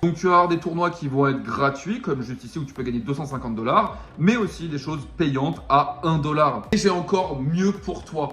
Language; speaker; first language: French; native; French